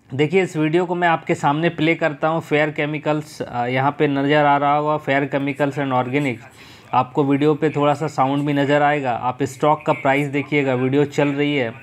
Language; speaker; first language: Hindi; native; Hindi